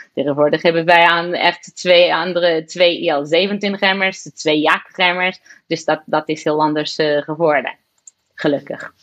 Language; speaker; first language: Dutch; non-native, fluent; Portuguese